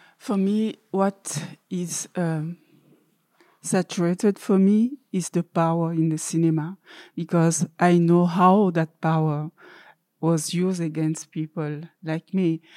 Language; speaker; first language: English; non-native, learner; French